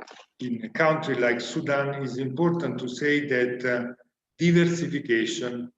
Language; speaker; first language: English; non-native, learner; Italian